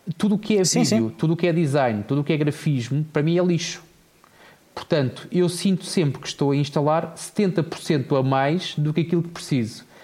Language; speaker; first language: Portuguese; native; Portuguese